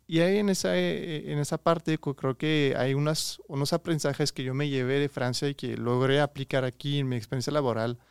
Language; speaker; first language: Spanish; non-native, fluent; French